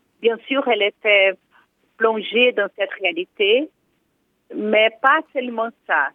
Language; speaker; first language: French; non-native, fluent; Portuguese